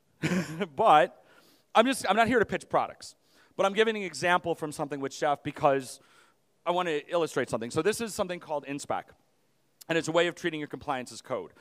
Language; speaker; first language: English; native; English